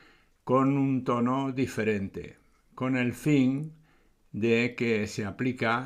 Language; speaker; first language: Spanish; native; Spanish